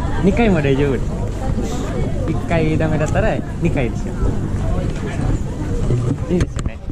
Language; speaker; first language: Japanese; non-native, learner; Sundanese